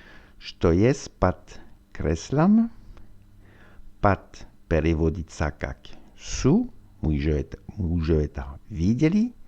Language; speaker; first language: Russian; non-native, learner; French